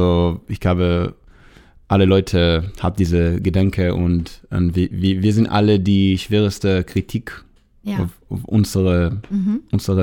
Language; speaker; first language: German; non-native, learner; Hebrew